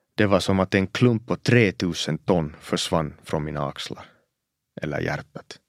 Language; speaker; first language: Swedish; native; Swedish